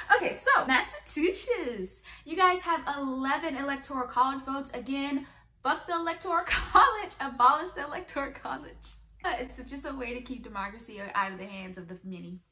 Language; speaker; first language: English; native; English